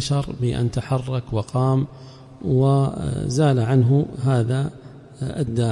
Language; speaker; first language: Arabic; native; Arabic